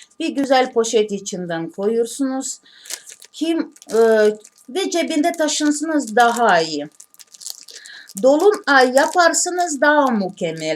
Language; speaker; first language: Turkish; non-native, learner; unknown